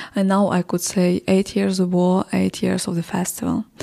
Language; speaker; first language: English; non-native, fluent; Ukrainian